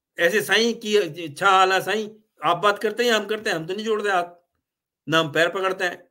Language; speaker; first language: Urdu; native; Urdu